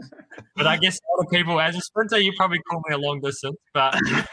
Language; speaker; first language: English; native; English